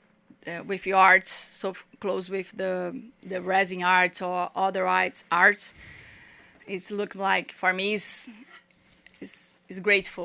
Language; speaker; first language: English; non-native, learner; Portuguese